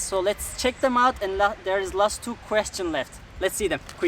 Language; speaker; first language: English; non-native, fluent; Turkish